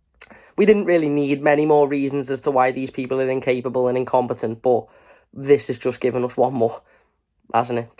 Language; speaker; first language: English; native; English